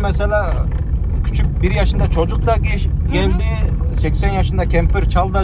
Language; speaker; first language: Turkish; non-native, local second language; Kazakh